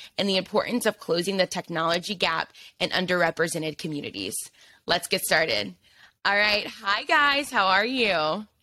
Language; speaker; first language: English; native; English